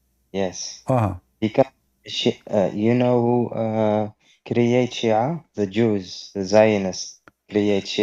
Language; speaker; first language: English; non-native, fluent; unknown